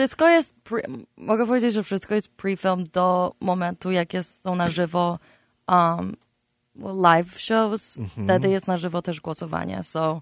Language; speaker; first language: Polish; early bilingual, heritage; Polish